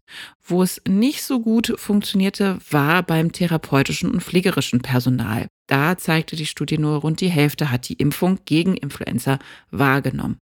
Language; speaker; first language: German; native; German